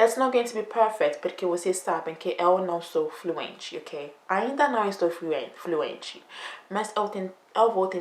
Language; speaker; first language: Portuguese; non-native, learner; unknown